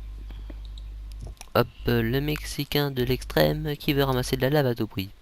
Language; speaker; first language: French; native; French